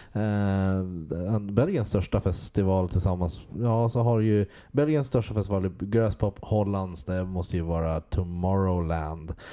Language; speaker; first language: Swedish; native; Swedish